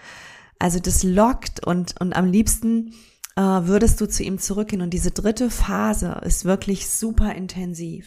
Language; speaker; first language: German; native; German